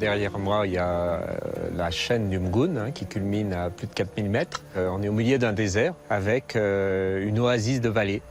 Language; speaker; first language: French; native; French